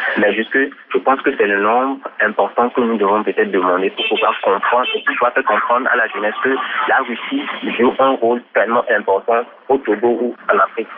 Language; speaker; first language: French; non-native, local second language; Ewe